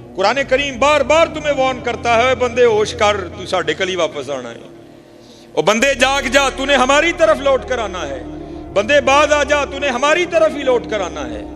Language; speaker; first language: Urdu; non-native, local second language; Punjabi